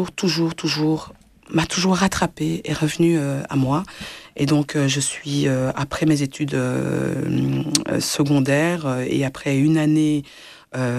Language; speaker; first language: French; early bilingual, other home language; Swahili